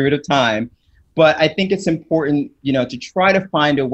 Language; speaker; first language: English; native; English